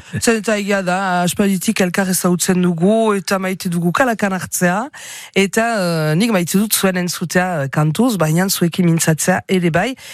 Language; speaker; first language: Basque; native; Basque